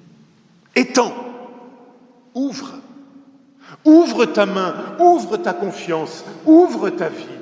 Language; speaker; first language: French; native; French